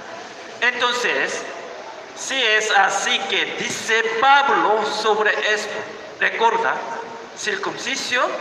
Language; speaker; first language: Spanish; non-native, learner; Korean